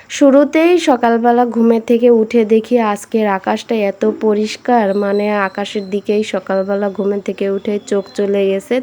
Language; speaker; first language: Bangla; native; Bangla